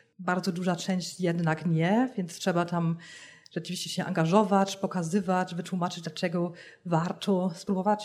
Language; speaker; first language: Polish; non-native, fluent; German